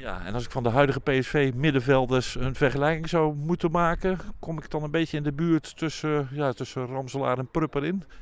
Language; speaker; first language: Dutch; native; Dutch